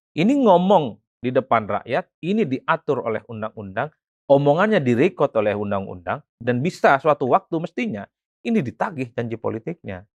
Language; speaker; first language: Indonesian; non-native, local second language; Madurese